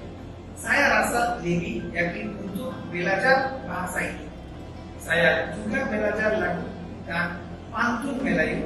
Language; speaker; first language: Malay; non-native, learner; Bangla